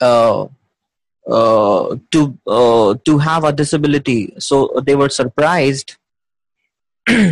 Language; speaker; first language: English; non-native, local second language; Hindi